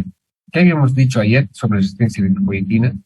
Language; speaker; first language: Spanish; native; Spanish